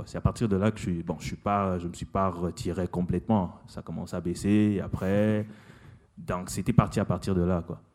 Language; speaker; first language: French; non-native, local second language; Lingala